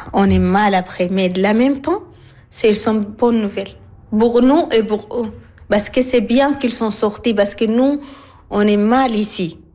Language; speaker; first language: French; non-native, learner; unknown